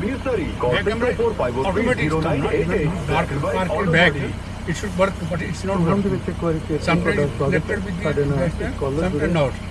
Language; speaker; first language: English; non-native, learner; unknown